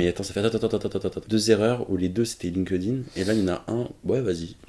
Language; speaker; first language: French; native; French